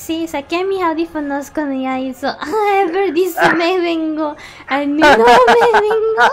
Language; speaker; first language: Spanish; early bilingual, heritage; English